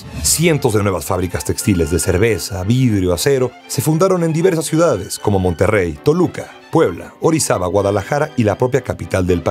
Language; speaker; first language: Spanish; native; Spanish